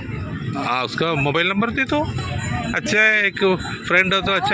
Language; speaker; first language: Hindi; non-native, local second language; Malayalam